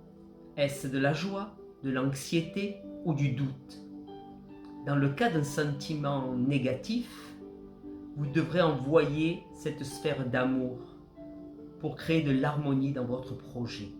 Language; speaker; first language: French; native; French